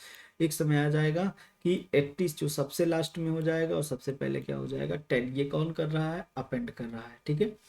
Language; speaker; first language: Hindi; native; Hindi